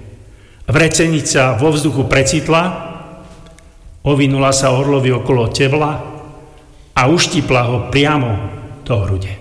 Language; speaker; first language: Slovak; native; Slovak